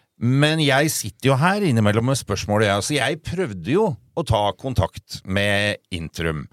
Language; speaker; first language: Norwegian; native; Norwegian